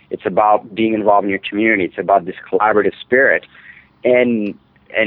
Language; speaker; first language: English; non-native, fluent; French